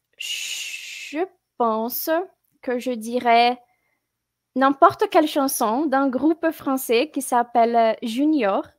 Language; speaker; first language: French; non-native, fluent; Portuguese